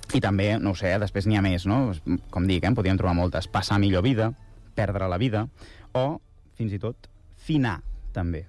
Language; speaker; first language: Catalan; native; Catalan